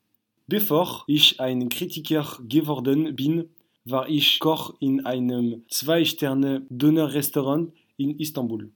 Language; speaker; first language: German; non-native, learner; French